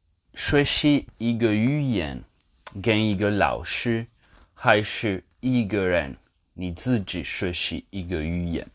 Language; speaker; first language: Chinese; non-native, fluent; English